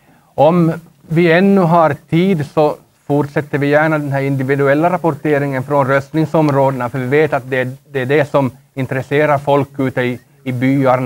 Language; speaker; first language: Swedish; native; Swedish